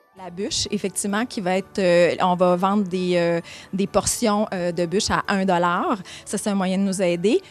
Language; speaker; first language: French; native; French